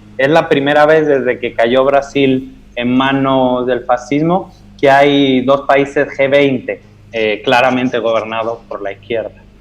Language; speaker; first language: Spanish; native; Spanish